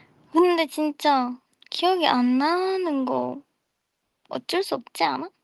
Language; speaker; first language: Korean; non-native, fluent; Japanese